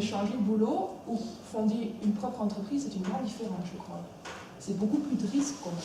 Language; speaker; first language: French; non-native, fluent; Dutch